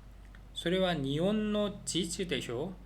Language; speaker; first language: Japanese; non-native, learner; Korean